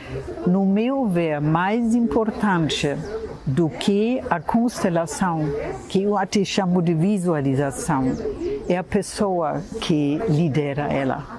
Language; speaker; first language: Portuguese; non-native, fluent; German